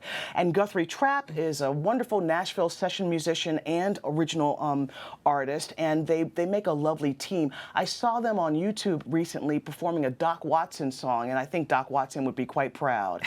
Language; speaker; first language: English; native; English